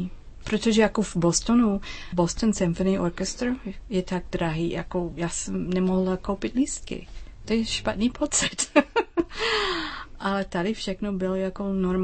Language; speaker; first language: Czech; non-native, learner; English